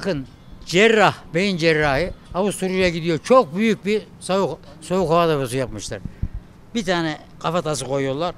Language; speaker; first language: Turkish; native; Turkish